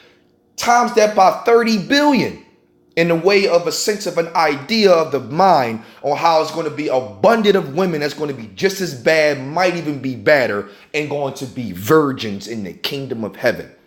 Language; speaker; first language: English; native; English